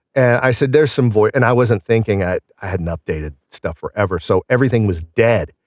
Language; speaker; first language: English; native; English